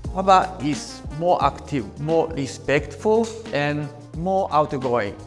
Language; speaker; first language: English; non-native, learner; Japanese